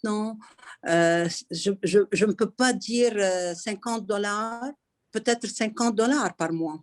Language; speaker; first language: French; non-native, local second language; Arabic